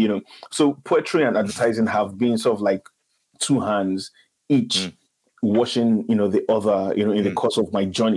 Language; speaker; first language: English; non-native, local second language; Igbo